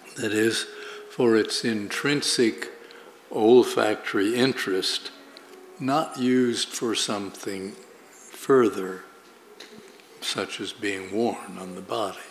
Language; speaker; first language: English; native; English